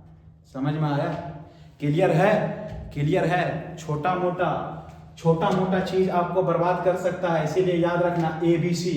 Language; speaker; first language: Hindi; native; Hindi